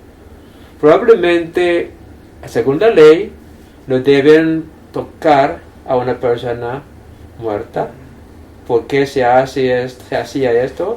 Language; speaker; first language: Spanish; non-native, fluent; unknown